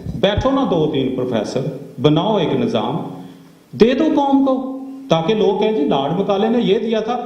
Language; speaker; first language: Urdu; non-native, local second language; Punjabi